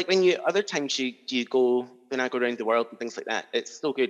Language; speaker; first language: English; native; English